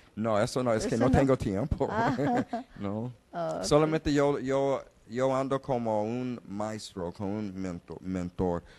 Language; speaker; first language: Spanish; non-native, learner; English